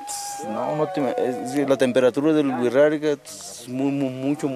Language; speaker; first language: Spanish; non-native, local second language; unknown